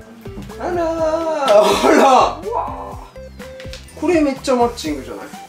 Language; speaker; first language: Japanese; native; Japanese